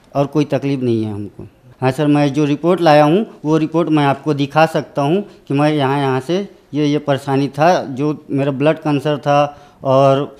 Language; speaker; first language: Hindi; native; Hindi